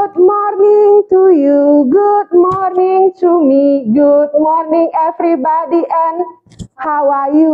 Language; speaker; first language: English; non-native, fluent; Indonesian